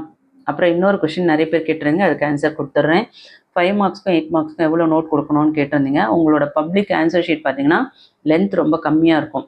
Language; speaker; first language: Tamil; native; Tamil